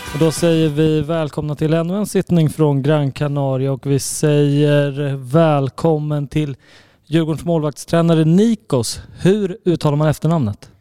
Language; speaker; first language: Swedish; native; Swedish